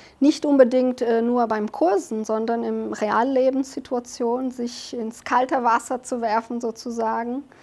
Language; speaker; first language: German; non-native, fluent; Portuguese